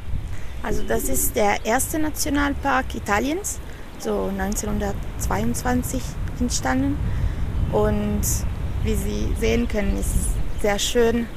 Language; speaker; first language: German; non-native, fluent; Italian